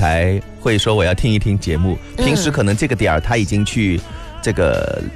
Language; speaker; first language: Chinese; non-native, local second language; Wu Chinese